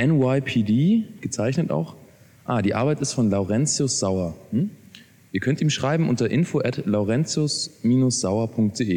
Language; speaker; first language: German; native; German